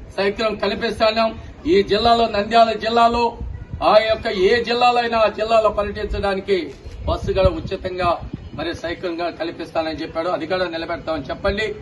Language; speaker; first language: Telugu; native; Telugu